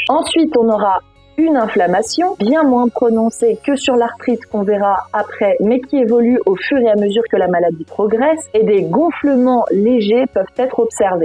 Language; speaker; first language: French; native; French